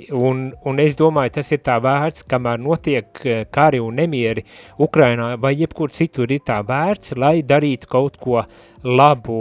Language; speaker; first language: Latvian; native; Latvian